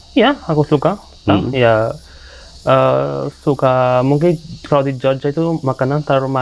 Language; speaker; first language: Indonesian; non-native, fluent; Italian